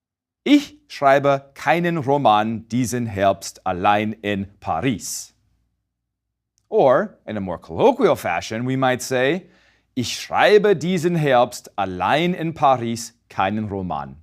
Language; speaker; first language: German; non-native, fluent; English